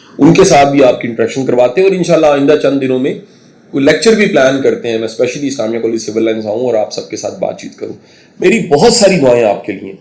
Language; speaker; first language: Urdu; non-native, local second language; Punjabi